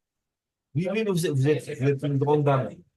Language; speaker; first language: French; native; French